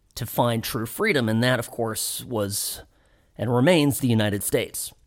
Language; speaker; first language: English; native; English